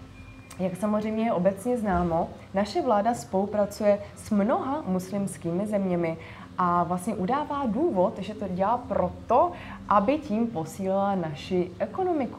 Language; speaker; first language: Czech; native; Czech